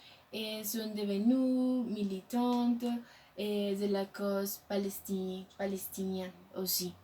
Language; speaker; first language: French; non-native, learner; Spanish